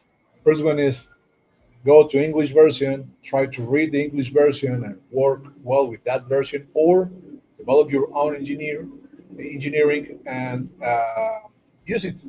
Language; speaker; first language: English; non-native, fluent; Spanish